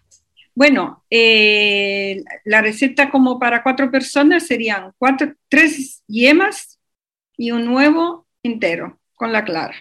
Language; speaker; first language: Spanish; non-native, fluent; Italian